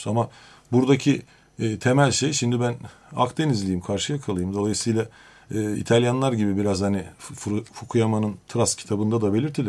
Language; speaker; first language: Turkish; native; Turkish